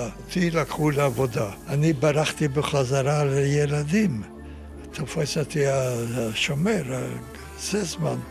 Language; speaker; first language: Hebrew; non-native, fluent; Yiddish